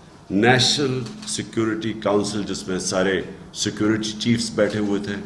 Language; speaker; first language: Urdu; native; Urdu